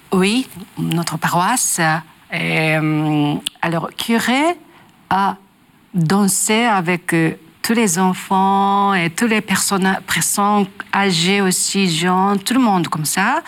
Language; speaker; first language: French; non-native, learner; Japanese